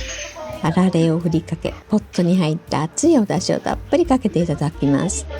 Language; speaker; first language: Japanese; native; Japanese